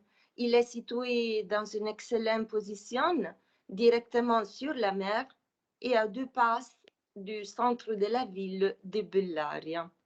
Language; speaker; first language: French; non-native, fluent; Italian